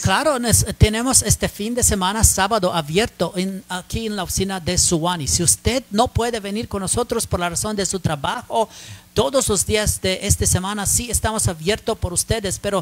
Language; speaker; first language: Spanish; non-native, learner; English